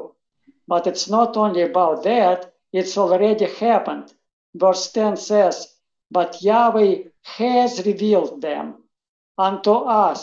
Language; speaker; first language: English; non-native, fluent; Russian